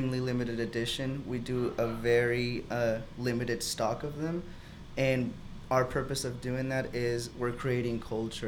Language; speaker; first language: English; non-native, fluent; Spanish